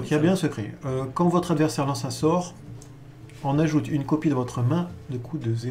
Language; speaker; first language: French; native; French